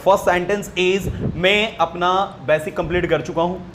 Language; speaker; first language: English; non-native, fluent; Hindi